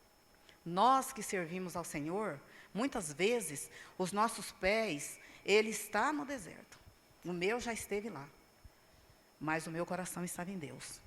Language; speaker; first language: Portuguese; native; Portuguese